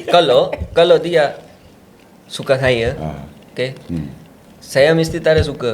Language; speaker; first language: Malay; non-native, learner; Punjabi